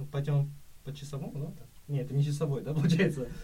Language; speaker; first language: Russian; early bilingual, other home language; Korean